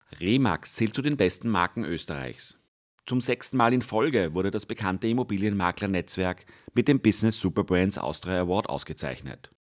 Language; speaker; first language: German; native; German